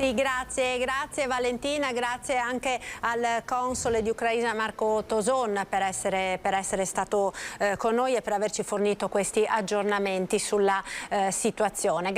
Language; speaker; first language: Italian; native; Italian